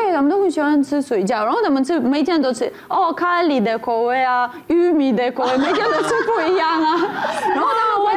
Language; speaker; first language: Chinese; non-native, fluent; Russian